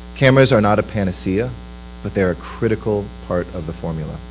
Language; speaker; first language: English; native; English